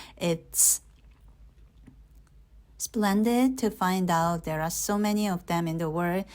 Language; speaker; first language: English; non-native, fluent; Korean